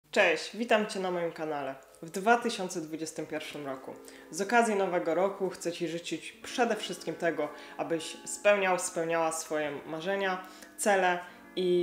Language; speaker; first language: Polish; native; Polish